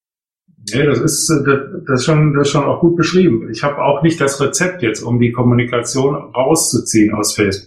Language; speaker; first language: German; native; German